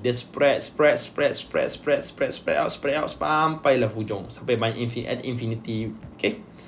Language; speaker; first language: English; non-native, local second language; Malay